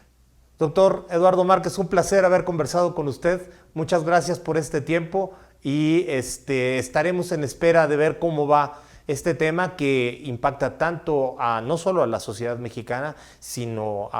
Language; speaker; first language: Spanish; native; Spanish